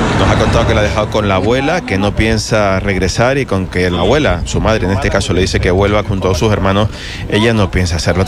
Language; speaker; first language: Spanish; native; Spanish